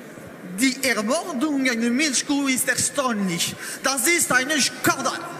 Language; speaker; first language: German; non-native, learner; French